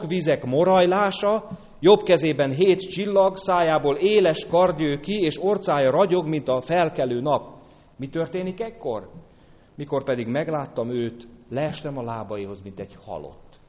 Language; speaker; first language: Hungarian; native; Hungarian